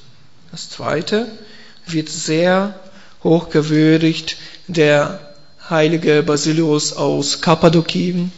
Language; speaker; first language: German; non-native, learner; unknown